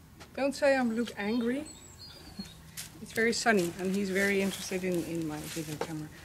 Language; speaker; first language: English; non-native, fluent; Dutch